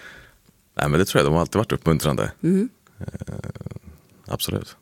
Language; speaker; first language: Swedish; native; Swedish